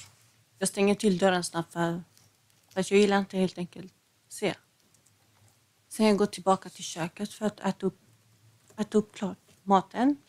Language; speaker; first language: Swedish; non-native, fluent; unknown